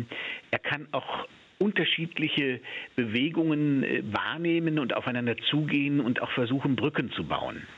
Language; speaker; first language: German; native; German